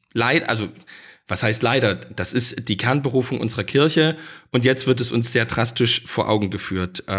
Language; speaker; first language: German; native; German